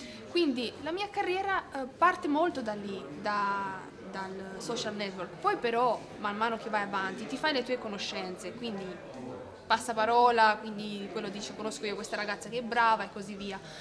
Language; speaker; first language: Italian; non-native, fluent; Romanian